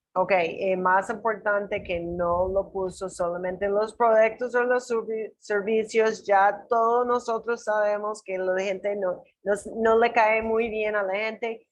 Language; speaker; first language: Spanish; non-native, learner; English